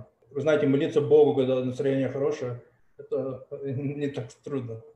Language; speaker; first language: Russian; early bilingual, heritage; Russian